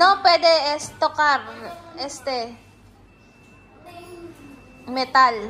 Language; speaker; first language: Spanish; non-native, learner; Filipino